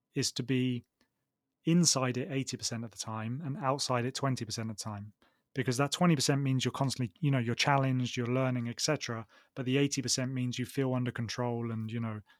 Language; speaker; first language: English; native; English